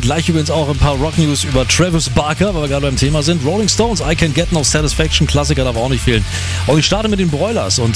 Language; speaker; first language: German; native; German